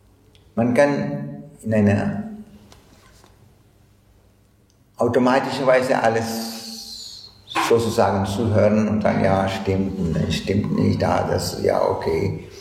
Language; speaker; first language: German; non-native, fluent; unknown